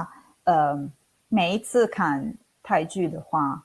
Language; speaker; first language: Chinese; non-native, fluent; Italian